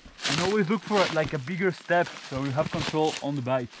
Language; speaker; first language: English; non-native, fluent; Spanish